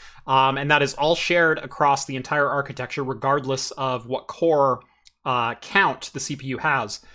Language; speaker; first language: English; native; English